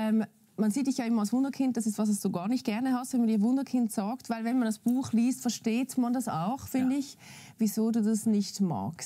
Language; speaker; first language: German; native; German